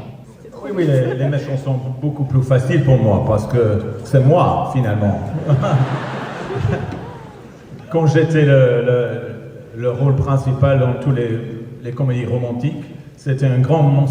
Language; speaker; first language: French; non-native, fluent; English